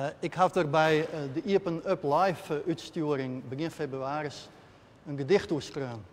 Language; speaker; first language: Dutch; non-native, local second language; Western Frisian